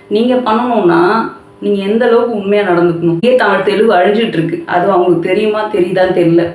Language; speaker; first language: Tamil; non-native, local second language; Telugu